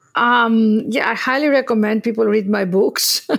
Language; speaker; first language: English; non-native, fluent; Greek